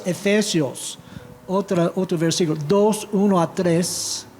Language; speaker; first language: Spanish; non-native, fluent; English